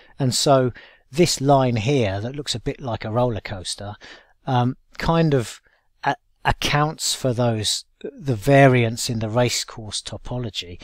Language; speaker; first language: English; native; English